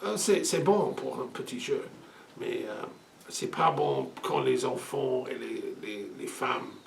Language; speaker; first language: French; non-native, fluent; English